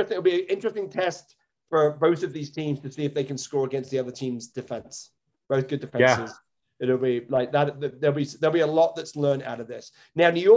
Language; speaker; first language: English; native; English